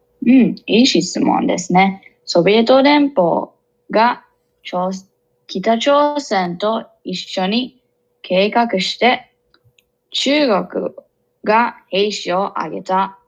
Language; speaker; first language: Japanese; non-native, learner; English